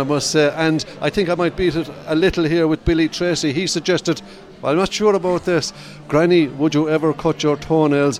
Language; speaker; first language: English; native; English